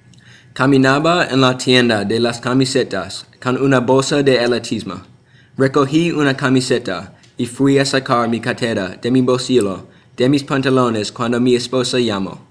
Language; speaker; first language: Spanish; non-native, learner; English